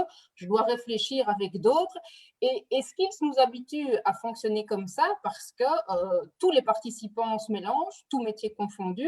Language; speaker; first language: French; native; French